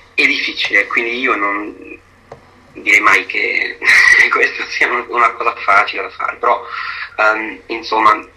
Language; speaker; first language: Italian; non-native, fluent; English